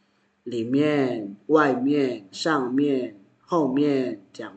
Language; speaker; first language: Chinese; non-native, fluent; Indonesian